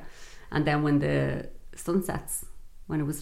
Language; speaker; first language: English; native; English